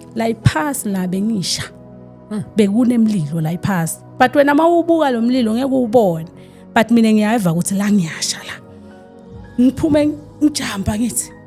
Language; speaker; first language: Zulu; non-native, local second language; Swati